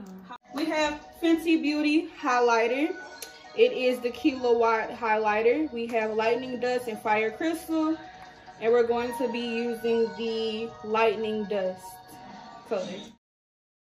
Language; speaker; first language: English; native; English